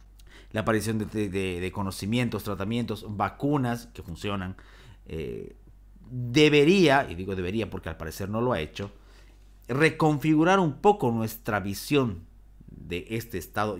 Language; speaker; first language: Spanish; native; Spanish